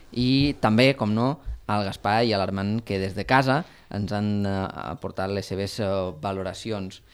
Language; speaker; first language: Catalan; native; Catalan